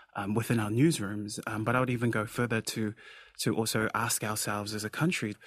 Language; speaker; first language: English; native; English